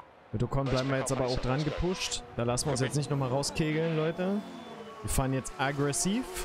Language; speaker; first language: German; native; German